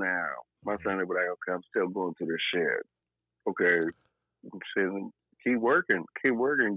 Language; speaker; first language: English; native; English